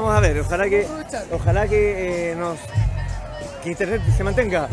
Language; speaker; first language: Spanish; native; Spanish